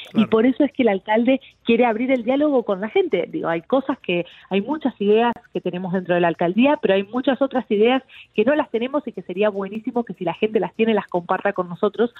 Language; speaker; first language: Spanish; native; Spanish